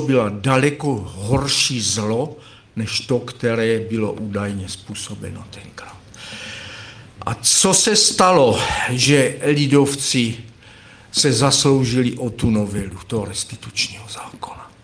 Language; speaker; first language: Czech; native; Czech